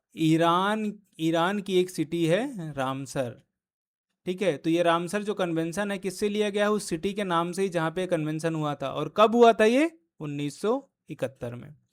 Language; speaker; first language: Hindi; native; Hindi